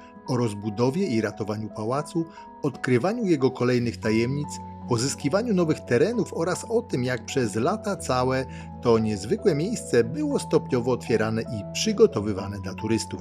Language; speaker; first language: Polish; native; Polish